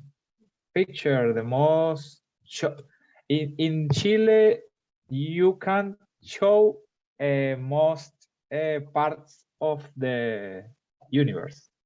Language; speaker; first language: English; non-native, learner; Spanish